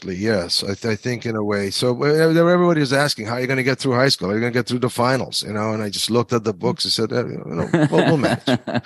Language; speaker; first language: English; non-native, fluent; Persian